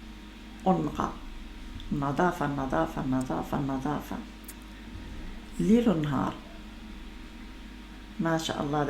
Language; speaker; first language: Arabic; native; Arabic